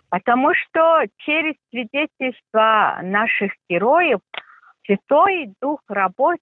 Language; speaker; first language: Russian; non-native, fluent; Mongolian